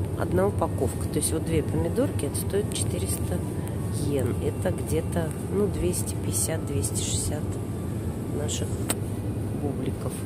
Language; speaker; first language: Russian; native; Russian